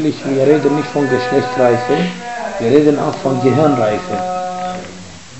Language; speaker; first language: German; non-native, fluent; Arabic